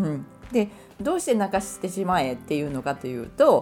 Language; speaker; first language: Japanese; native; Japanese